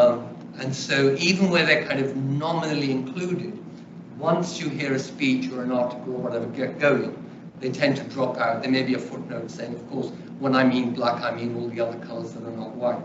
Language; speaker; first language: English; early bilingual, other home language; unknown